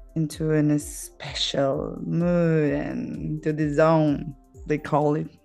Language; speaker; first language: English; non-native, fluent; Spanish